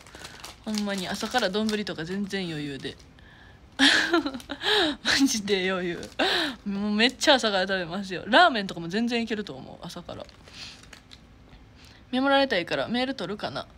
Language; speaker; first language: Japanese; native; Japanese